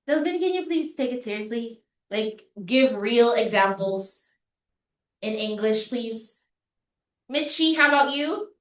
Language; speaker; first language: English; non-native, local second language; Filipino